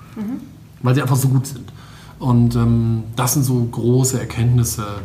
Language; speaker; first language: German; native; German